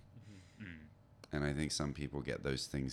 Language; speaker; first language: English; native; English